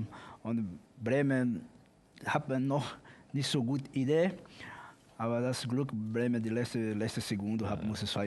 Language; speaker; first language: German; non-native, learner; Portuguese